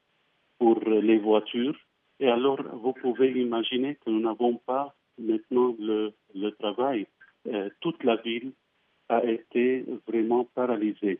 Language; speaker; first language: French; non-native, fluent; Arabic